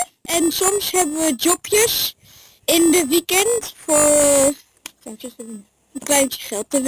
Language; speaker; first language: Dutch; early bilingual, heritage; Dutch